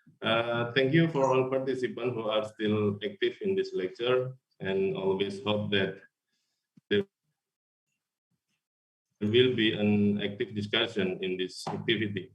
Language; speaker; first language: English; non-native, learner; Indonesian